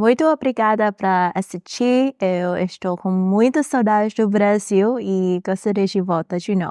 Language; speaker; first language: Portuguese; non-native, learner; Thai